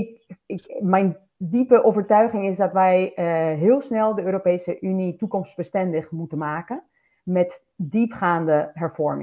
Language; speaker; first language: Dutch; non-native, fluent; Spanish